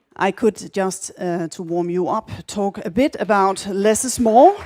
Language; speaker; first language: English; non-native, fluent; Danish